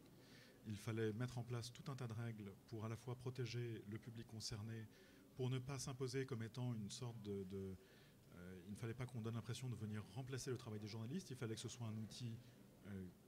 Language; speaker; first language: French; native; French